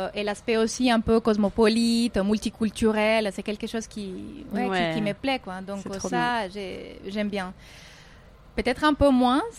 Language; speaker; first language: French; non-native, fluent; Spanish